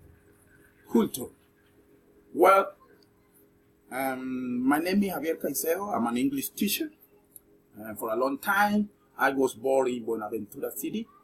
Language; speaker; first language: English; non-native, learner; Spanish